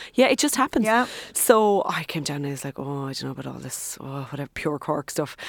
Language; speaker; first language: English; native; English